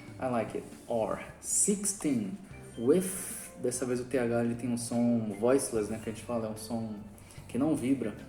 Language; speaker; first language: Portuguese; native; Portuguese